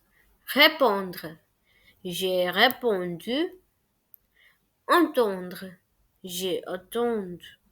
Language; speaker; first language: French; non-native, fluent; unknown